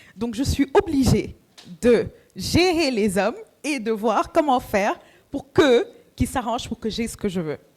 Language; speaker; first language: French; non-native, local second language; Wolof